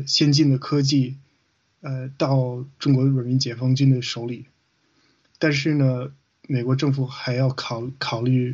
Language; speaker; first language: Chinese; non-native, fluent; English